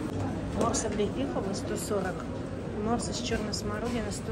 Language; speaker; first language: Russian; native; Russian